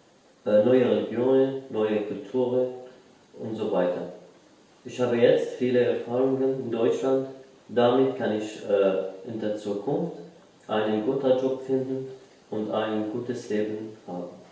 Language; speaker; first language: German; non-native, learner; Arabic